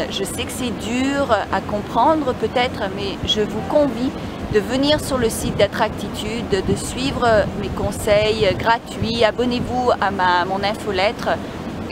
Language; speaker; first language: French; native; French